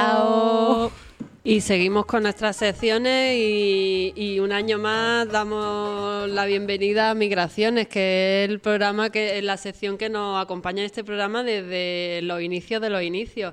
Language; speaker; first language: Spanish; native; Spanish